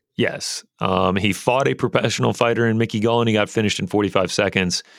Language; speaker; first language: English; native; English